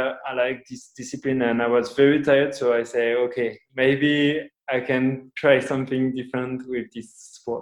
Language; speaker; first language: English; non-native, learner; French